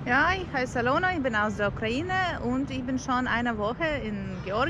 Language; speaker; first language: German; non-native, learner; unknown